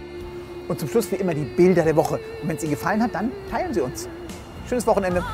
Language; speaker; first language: German; native; German